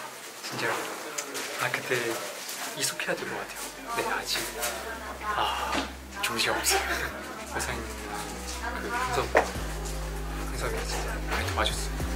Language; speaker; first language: Korean; non-native, fluent; Chinese